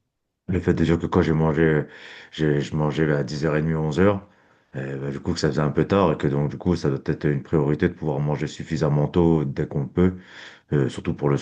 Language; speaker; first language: French; native; French